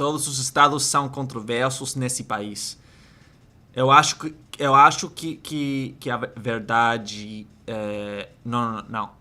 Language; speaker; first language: Portuguese; non-native, learner; English